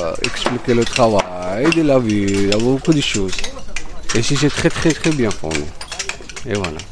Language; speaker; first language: French; non-native, learner; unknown